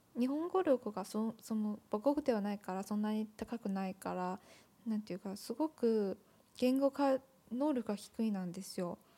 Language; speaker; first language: Japanese; non-native, fluent; Chinese